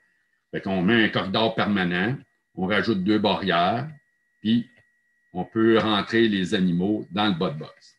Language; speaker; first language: French; native; French